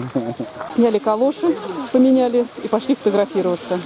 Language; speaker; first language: Russian; native; Russian